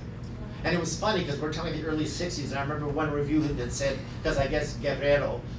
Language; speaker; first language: English; native; English